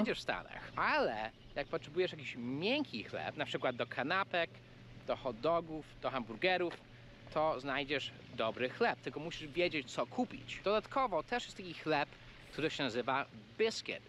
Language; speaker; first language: Polish; non-native, fluent; English